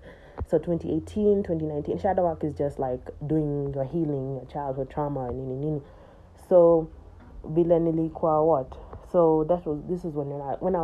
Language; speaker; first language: English; native; English